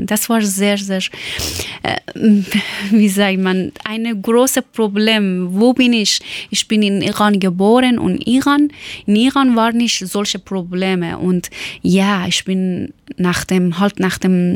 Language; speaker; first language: German; non-native, fluent; Persian